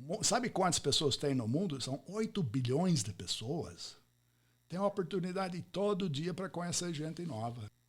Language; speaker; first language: Portuguese; non-native, fluent; English